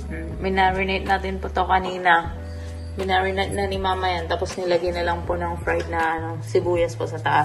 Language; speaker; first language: Filipino; early bilingual, other home language; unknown